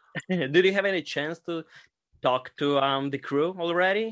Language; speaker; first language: English; non-native, fluent; Polish